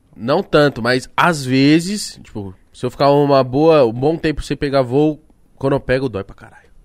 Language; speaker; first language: Portuguese; native; Portuguese